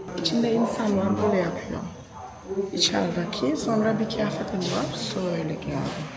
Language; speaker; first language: Turkish; non-native, learner; Indonesian